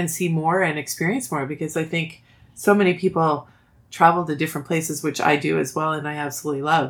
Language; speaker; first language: English; native; English